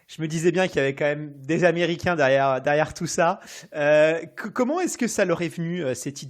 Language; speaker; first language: French; native; French